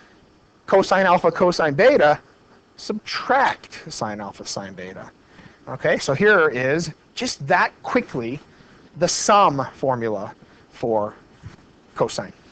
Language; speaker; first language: English; native; English